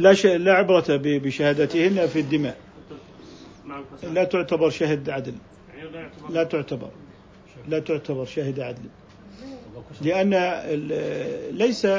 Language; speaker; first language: Arabic; native; Arabic